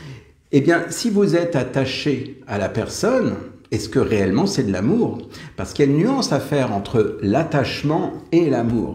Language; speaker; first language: French; native; French